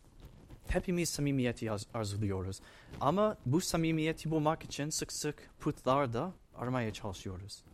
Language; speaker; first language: Turkish; non-native, fluent; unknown